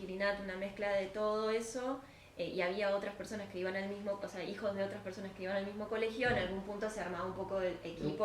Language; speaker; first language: Spanish; early bilingual, other home language; Ukrainian